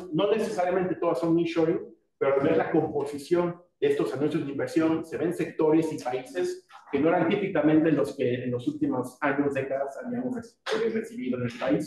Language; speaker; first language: Spanish; native; Spanish